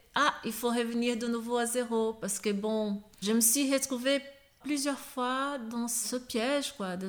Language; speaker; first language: French; non-native, fluent; Portuguese